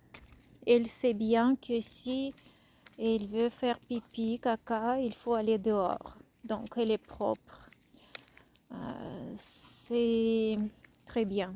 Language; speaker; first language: French; non-native, fluent; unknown